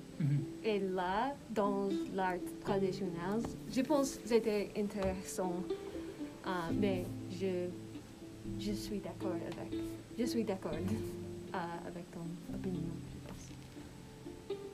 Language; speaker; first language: French; non-native, learner; English